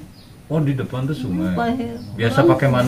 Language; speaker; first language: Indonesian; native; Indonesian